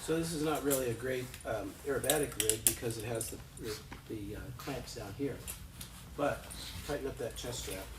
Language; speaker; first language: English; native; English